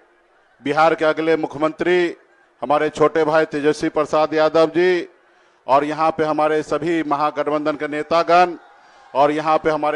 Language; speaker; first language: Hindi; native; Hindi